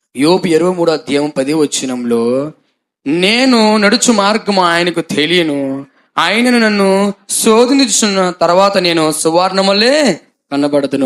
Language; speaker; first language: Telugu; non-native, local second language; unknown